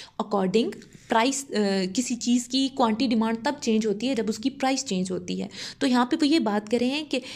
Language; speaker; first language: Urdu; non-native, local second language; Punjabi